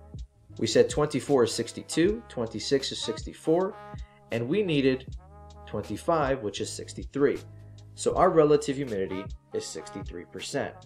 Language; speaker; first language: English; native; English